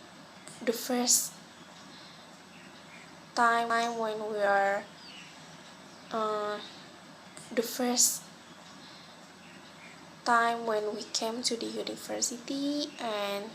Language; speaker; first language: English; non-native, local second language; Malay